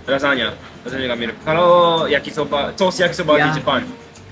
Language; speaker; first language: Indonesian; non-native, fluent; Japanese